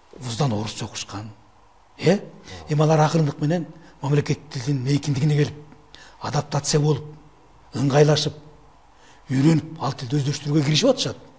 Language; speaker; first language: Kyrgyz; native; Kyrgyz